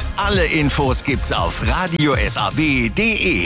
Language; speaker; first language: German; native; German